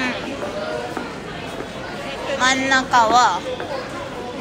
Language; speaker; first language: Japanese; early bilingual, other home language; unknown